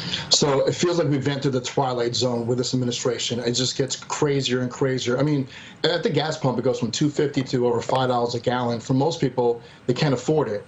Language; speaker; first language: English; native; English